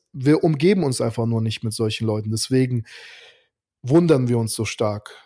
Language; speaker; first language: German; early bilingual, other home language; Azerbaijani